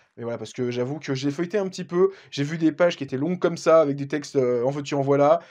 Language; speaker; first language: French; native; French